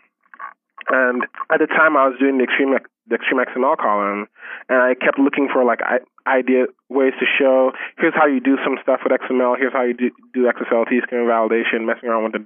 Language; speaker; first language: English; non-native, local second language; Yoruba